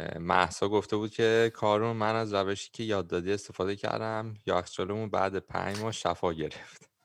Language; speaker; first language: Persian; native; Persian